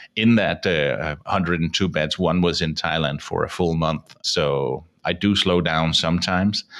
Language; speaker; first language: English; non-native, fluent; Danish